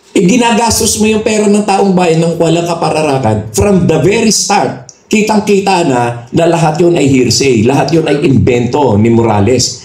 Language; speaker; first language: Filipino; non-native, local second language; Cebuano